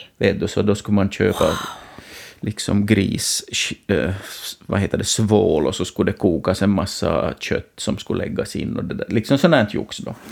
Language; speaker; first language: Swedish; native; Swedish